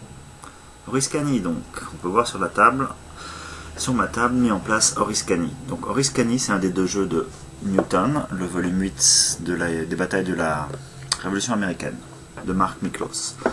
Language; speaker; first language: French; native; French